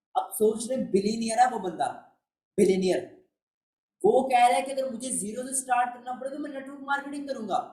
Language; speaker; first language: Urdu; non-native, local second language; Punjabi